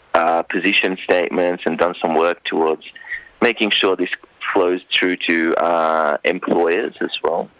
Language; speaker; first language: English; non-native, local second language; Sinhala